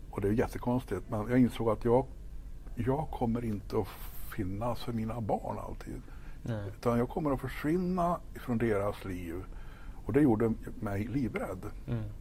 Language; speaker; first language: Swedish; native; Swedish